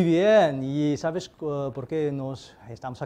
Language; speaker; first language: Spanish; non-native, fluent; Chinese